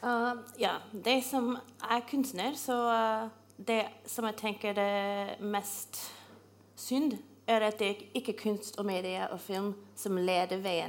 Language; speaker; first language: Norwegian; non-native, fluent; English